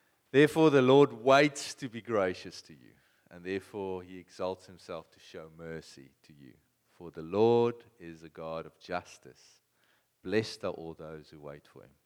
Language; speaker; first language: English; non-native, local second language; Afrikaans